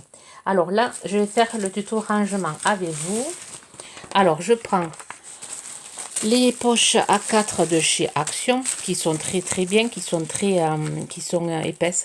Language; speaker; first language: French; native; French